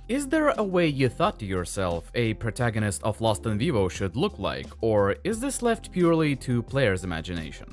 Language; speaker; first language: English; non-native, fluent; Russian